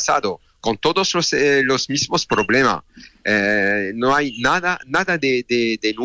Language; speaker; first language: Spanish; non-native, learner; French